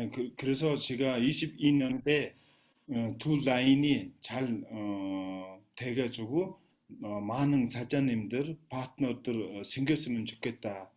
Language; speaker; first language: Korean; non-native, fluent; Mongolian